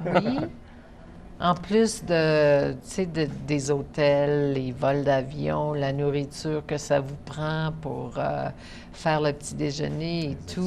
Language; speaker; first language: French; native; French